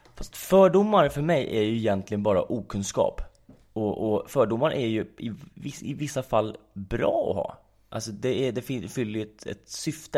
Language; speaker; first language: Swedish; native; Swedish